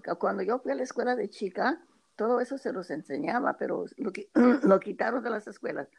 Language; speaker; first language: Spanish; early bilingual, heritage; Spanish